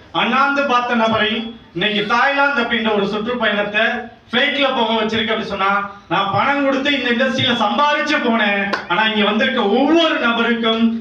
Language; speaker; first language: Tamil; native; Tamil